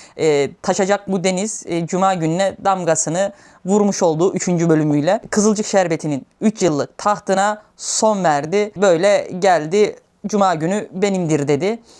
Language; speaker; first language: Turkish; native; Turkish